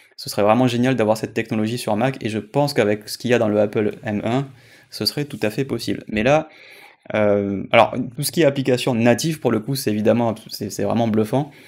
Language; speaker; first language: French; native; French